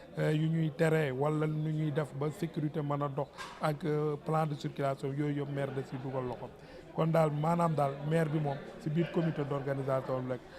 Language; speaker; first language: Wolof; native; Wolof